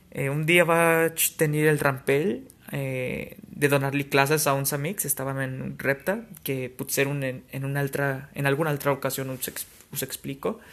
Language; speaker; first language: Catalan; non-native, fluent; Spanish